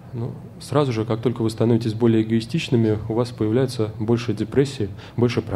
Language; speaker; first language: Russian; native; Russian